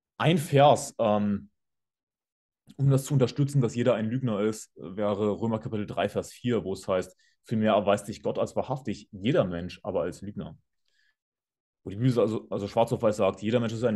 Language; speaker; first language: German; native; German